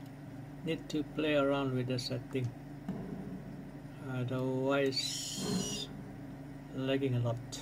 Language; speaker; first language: English; non-native, fluent; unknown